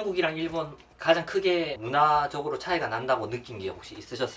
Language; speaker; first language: Korean; native; Korean